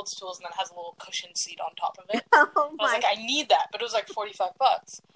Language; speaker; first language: English; early bilingual, other home language; Greek